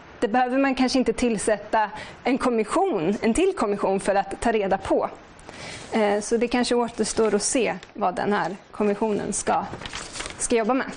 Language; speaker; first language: Swedish; native; Swedish